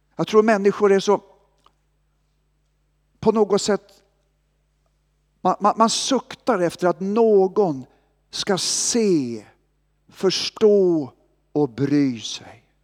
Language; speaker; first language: Swedish; native; Swedish